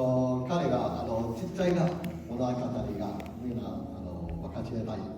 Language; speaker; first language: Japanese; non-native, learner; Cantonese